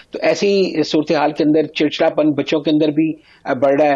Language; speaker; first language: Urdu; native; Urdu